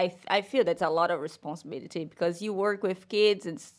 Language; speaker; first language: English; non-native, learner; Portuguese